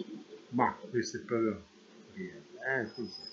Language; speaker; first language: Italian; native; Italian